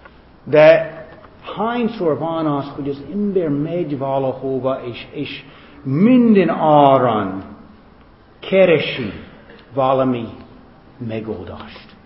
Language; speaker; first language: Hungarian; non-native, fluent; English